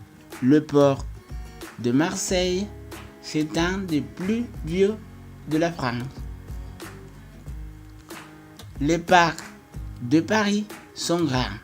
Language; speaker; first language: French; non-native, fluent; Spanish